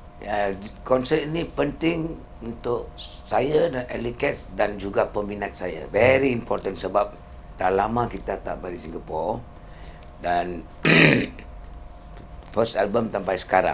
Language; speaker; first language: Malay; non-native, local second language; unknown